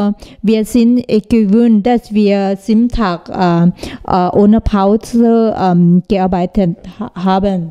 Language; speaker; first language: German; non-native, learner; Thai